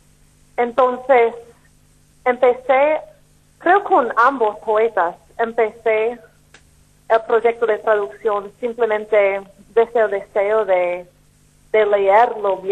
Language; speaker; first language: Spanish; non-native, fluent; English